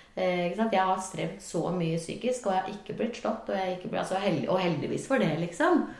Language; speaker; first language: Norwegian; native; Norwegian